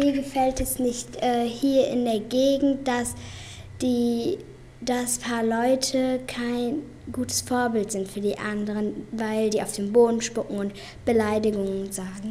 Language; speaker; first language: German; early bilingual, other home language; Turkish